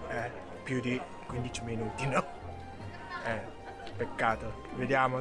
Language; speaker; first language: Italian; non-native, learner; Japanese